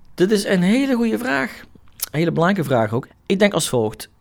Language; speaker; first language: Dutch; early bilingual, other home language; Turkish